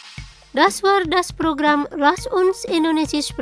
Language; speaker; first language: German; non-native, learner; Indonesian